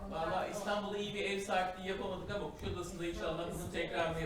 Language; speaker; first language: Turkish; native; Turkish